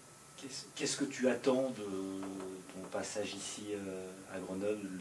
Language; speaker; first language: French; native; French